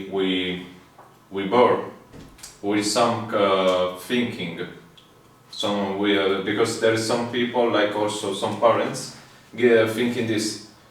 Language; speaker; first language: English; non-native, fluent; Italian